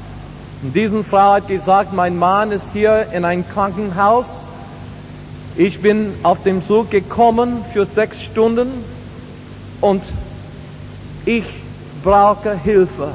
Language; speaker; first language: German; non-native, learner; English